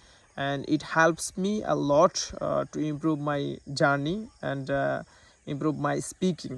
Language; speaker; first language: English; non-native, learner; Bangla